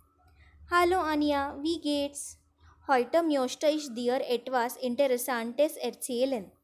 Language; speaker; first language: German; non-native, fluent; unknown